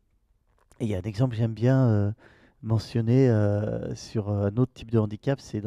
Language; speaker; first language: French; native; French